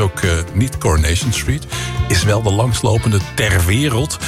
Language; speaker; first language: Dutch; native; Dutch